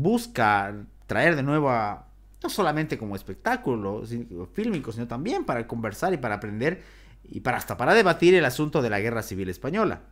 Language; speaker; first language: Spanish; native; Spanish